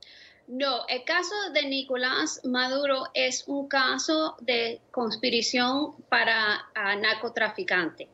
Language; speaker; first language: Spanish; early bilingual, other home language; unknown